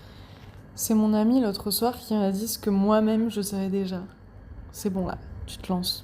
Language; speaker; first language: French; native; French